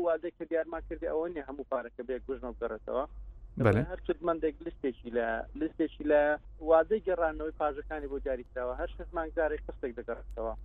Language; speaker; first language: Central Kurdish; non-native, local second language; Kurdish